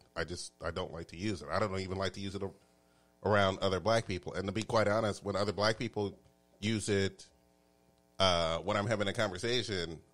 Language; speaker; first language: English; native; English